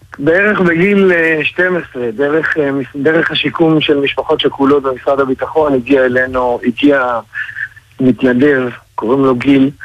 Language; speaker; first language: Hebrew; native; Hebrew